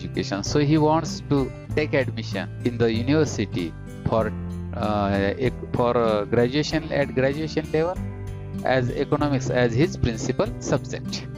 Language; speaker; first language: English; non-native, local second language; Marathi